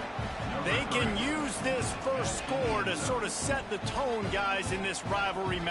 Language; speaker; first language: English; native; English